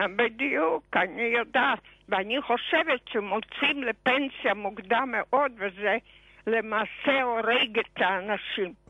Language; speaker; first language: Hebrew; non-native, fluent; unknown